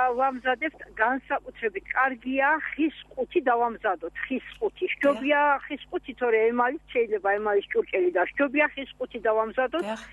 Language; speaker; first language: Georgian; non-native, local second language; Svan